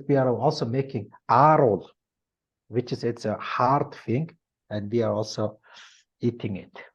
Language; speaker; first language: English; non-native, learner; Mongolian